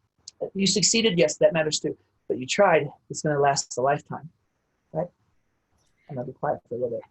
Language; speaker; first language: English; native; English